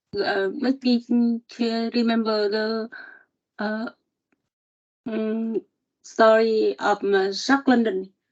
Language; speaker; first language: English; non-native, learner; Vietnamese